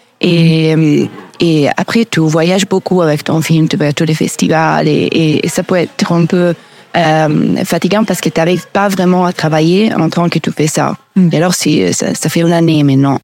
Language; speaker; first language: French; non-native, learner; Italian